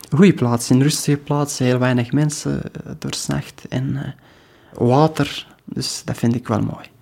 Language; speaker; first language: Dutch; non-native, learner; Persian